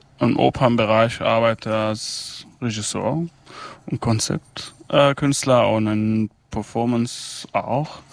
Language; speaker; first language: German; non-native, fluent; Kurdish